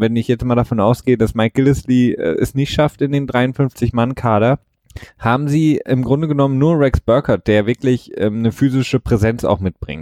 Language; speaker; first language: German; native; German